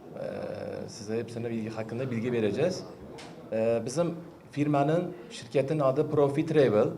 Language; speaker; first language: Turkish; non-native, learner; Uzbek